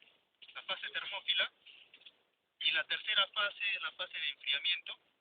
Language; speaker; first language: Spanish; native; Spanish